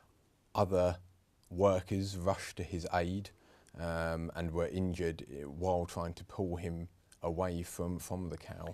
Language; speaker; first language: English; native; English